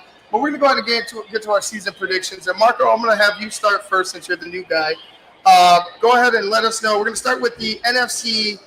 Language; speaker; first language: English; native; English